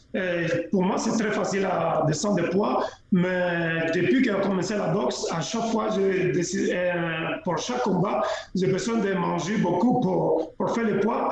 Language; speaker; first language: French; non-native, fluent; Spanish